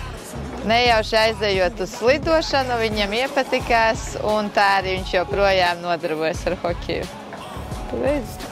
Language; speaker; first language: Latvian; native; Latvian